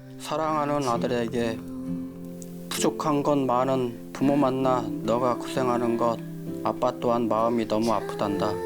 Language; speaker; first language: Korean; native; Korean